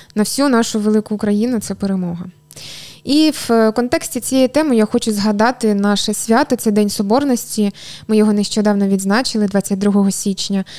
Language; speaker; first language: Ukrainian; native; Ukrainian